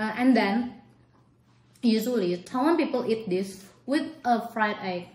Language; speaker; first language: English; non-native, fluent; Indonesian